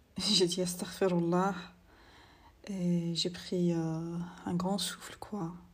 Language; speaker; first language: French; non-native, local second language; Arabic